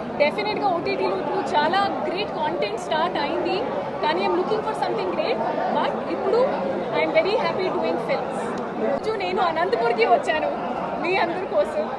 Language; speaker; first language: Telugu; non-native, learner; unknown